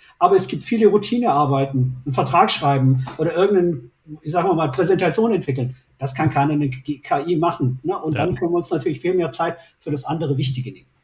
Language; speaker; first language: German; early bilingual, other home language; Turkish